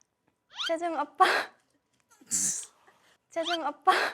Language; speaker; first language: Korean; non-native, learner; Thai